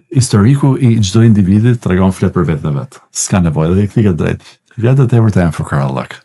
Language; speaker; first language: Albanian; native; Albanian